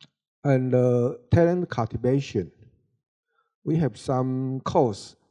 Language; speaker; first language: English; non-native, learner; Chinese